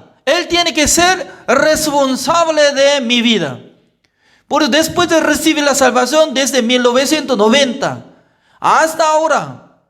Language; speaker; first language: Spanish; non-native, fluent; Korean